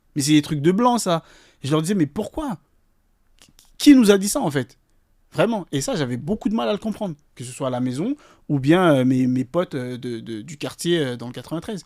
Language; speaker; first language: French; early bilingual, other home language; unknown